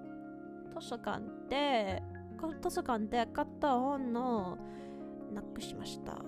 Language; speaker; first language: Japanese; non-native, learner; English